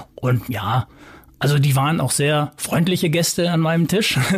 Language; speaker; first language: German; native; German